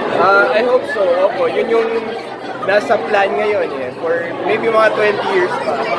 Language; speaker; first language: Filipino; early bilingual, heritage; Italian